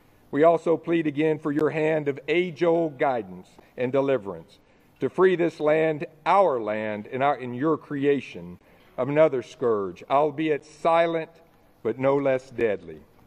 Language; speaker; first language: English; native; English